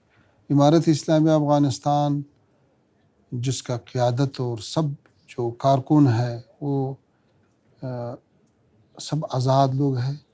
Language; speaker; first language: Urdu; non-native, fluent; Pashto